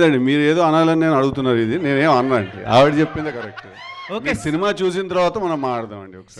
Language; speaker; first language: Telugu; native; Telugu